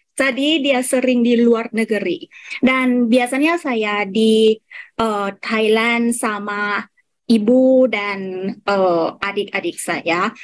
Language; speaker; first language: Indonesian; non-native, fluent; Thai